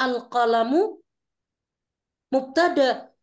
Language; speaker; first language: Arabic; non-native, fluent; Indonesian